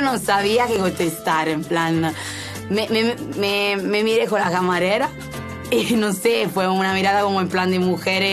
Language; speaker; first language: Spanish; non-native, fluent; Italian